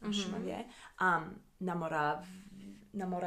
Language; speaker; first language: Czech; non-native, learner; English